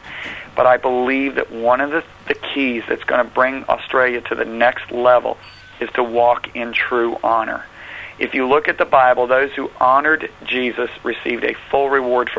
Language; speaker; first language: English; native; English